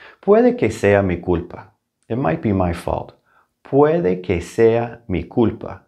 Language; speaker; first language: Spanish; non-native, fluent; English